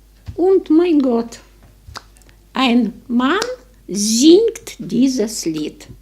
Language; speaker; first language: German; non-native, learner; Ukrainian